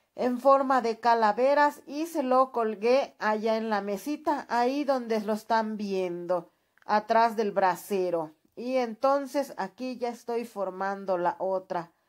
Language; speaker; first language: Spanish; native; Spanish